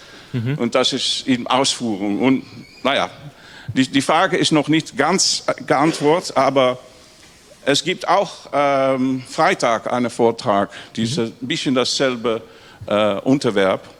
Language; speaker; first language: German; non-native, learner; Dutch